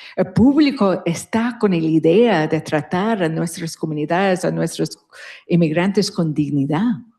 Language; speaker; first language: Spanish; early bilingual, heritage; Spanish